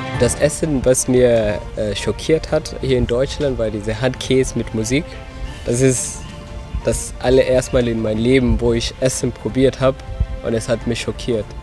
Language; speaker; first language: German; non-native, fluent; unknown